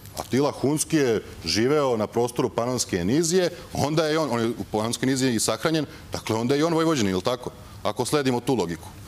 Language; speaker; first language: Serbian; native; Serbian